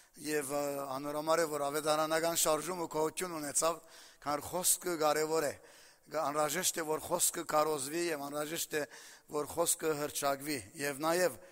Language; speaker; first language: Armenian; early bilingual, heritage; Armenian